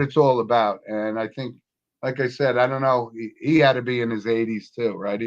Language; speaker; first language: English; native; English